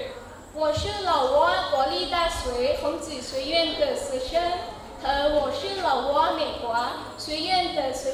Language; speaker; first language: Chinese; non-native, learner; Lao